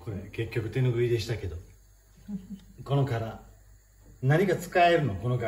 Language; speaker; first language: Japanese; native; Japanese